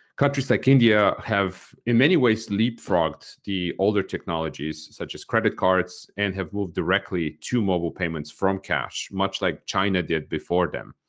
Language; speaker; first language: English; non-native, fluent; Bulgarian